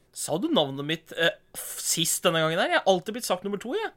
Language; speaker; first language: Norwegian; native; Norwegian